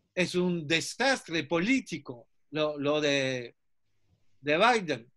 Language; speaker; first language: Spanish; non-native, fluent; French